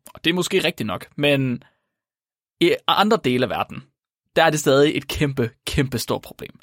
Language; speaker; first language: Danish; native; Danish